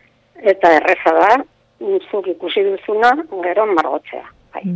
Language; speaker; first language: Basque; non-native, local second language; Spanish